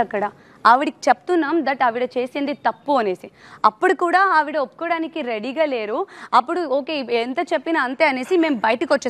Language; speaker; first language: Telugu; native; Telugu